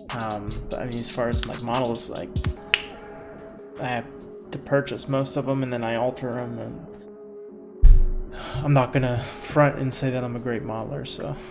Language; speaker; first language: English; native; English